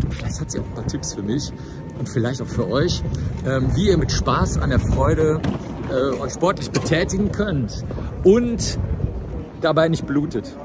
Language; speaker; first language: German; native; German